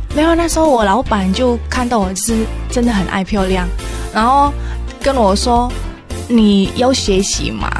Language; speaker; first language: Chinese; non-native, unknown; Indonesian